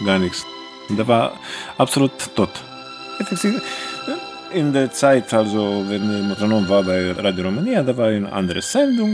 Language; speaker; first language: German; non-native, fluent; Romanian